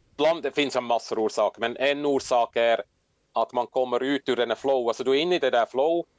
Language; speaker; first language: Swedish; non-native, fluent; Swiss German